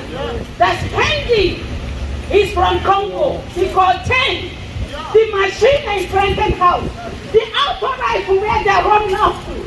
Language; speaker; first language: German; non-native, learner; Yoruba